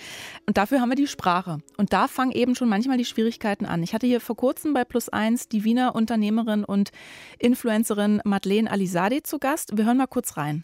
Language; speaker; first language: German; native; German